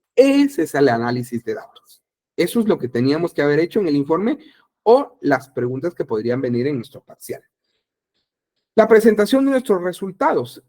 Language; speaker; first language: Spanish; native; Spanish